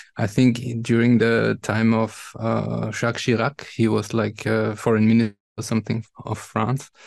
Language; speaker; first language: English; non-native, fluent; German